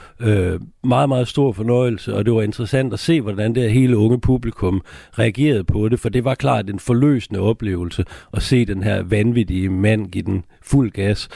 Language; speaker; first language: Danish; native; Danish